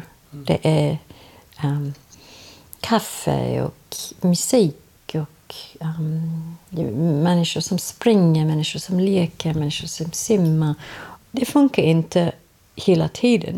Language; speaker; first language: Swedish; non-native, fluent; English